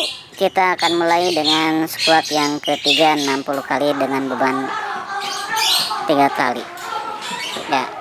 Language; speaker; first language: Indonesian; native; Indonesian